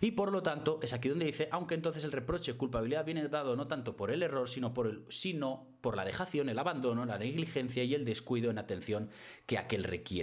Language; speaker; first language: Spanish; native; Spanish